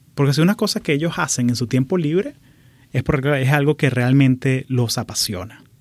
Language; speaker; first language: Spanish; native; Spanish